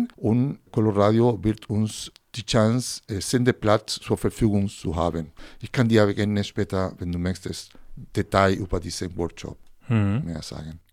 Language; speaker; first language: German; non-native, fluent; Spanish